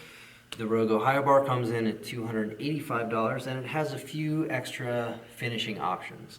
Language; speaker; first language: English; native; English